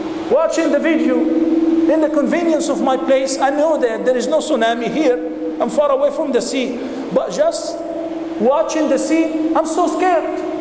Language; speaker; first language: English; non-native, fluent; Arabic